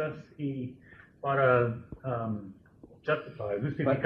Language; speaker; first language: Spanish; non-native, fluent; English